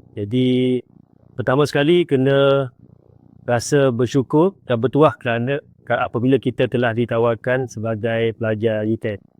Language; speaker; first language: Malay; native; Malay